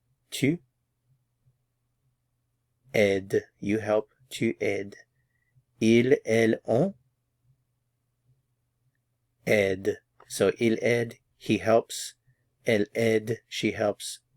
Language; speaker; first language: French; non-native, fluent; English